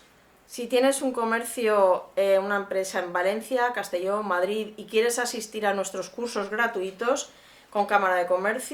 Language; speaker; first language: Spanish; native; Spanish